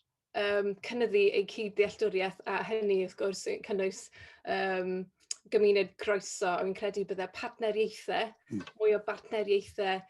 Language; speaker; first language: Welsh; native; Welsh